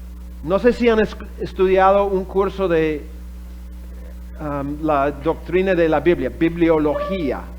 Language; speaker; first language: Spanish; non-native, fluent; English